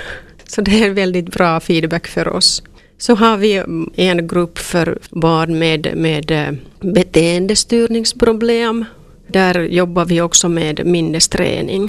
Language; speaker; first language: Swedish; non-native, local second language; Finnish